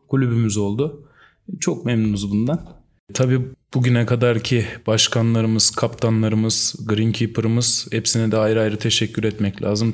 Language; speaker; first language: Turkish; native; Turkish